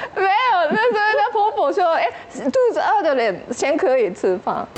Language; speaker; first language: Chinese; non-native, fluent; Japanese